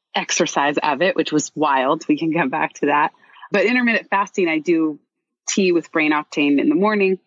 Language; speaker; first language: English; native; English